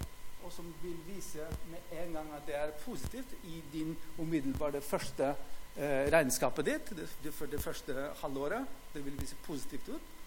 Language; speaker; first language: Norwegian; non-native, fluent; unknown